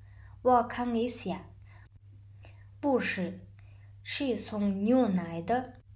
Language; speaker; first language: Chinese; non-native, fluent; Mongolian